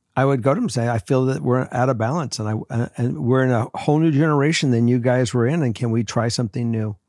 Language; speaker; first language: English; native; English